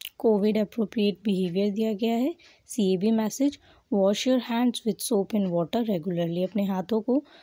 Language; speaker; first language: Hindi; native; Hindi